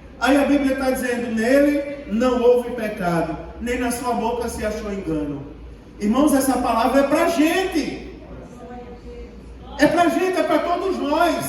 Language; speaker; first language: Portuguese; native; Portuguese